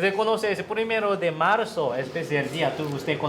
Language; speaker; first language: Spanish; non-native, learner; Korean